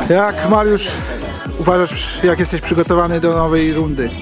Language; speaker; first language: Polish; native; Polish